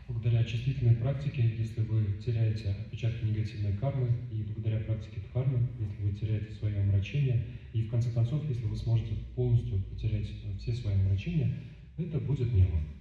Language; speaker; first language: Russian; native; Russian